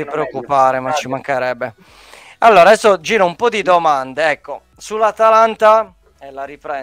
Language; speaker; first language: Italian; native; Italian